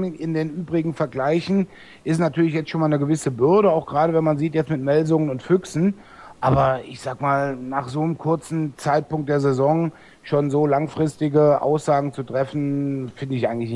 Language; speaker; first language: German; native; German